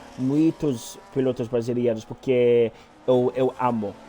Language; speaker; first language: Portuguese; non-native, learner; English